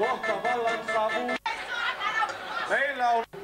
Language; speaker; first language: Finnish; native; Finnish